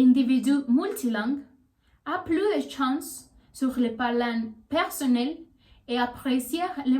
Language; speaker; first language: French; non-native, learner; Spanish